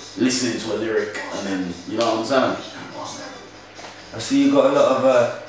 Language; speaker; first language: English; native; English